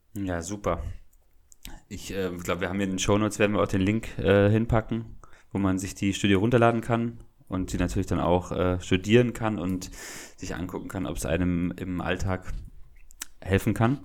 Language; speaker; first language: German; native; German